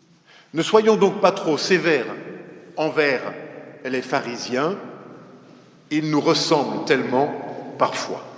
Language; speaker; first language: French; native; French